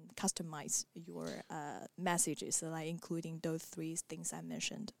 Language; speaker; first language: English; non-native, fluent; Chinese